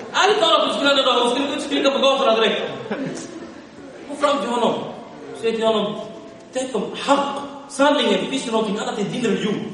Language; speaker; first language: Swedish; early bilingual, other home language; Arabic